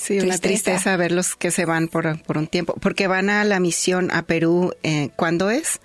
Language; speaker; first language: Spanish; native; Spanish